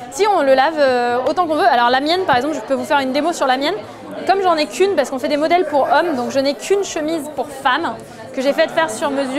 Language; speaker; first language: French; native; French